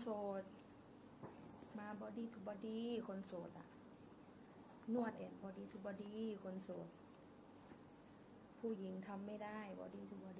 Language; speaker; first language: Thai; native; Thai